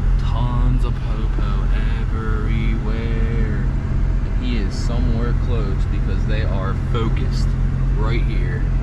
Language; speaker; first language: English; native; English